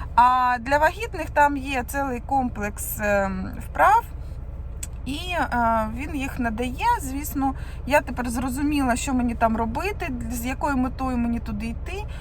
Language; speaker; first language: Ukrainian; non-native, local second language; Russian